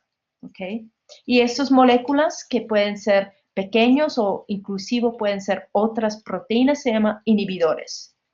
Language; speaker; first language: Spanish; non-native, fluent; English